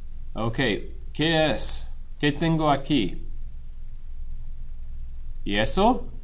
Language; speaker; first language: Spanish; non-native, fluent; English